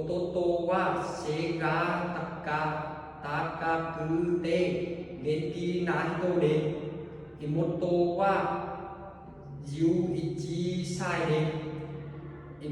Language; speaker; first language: Japanese; non-native, learner; Vietnamese